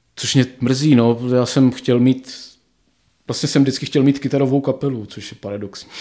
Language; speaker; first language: Czech; native; Czech